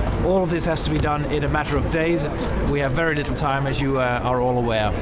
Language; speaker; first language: English; non-native, fluent; Dutch